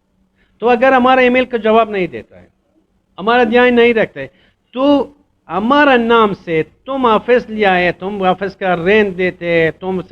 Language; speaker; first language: Hindi; non-native, fluent; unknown